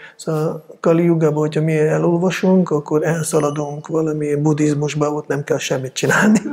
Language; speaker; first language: Hungarian; non-native, fluent; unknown